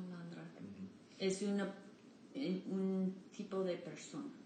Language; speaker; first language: Spanish; non-native, learner; English